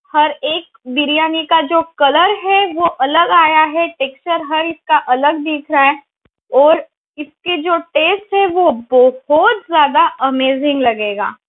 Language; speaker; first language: Hindi; non-native, local second language; Marathi